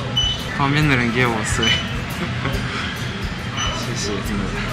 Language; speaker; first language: Chinese; non-native, fluent; Japanese